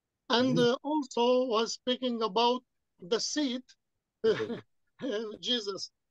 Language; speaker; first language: English; non-native, fluent; Romanian